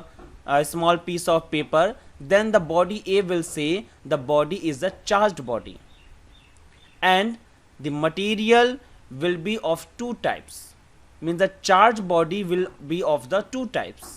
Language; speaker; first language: English; non-native, local second language; Hindi